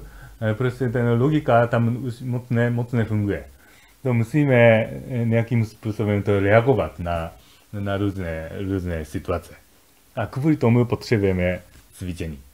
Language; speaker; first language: Czech; non-native, fluent; Japanese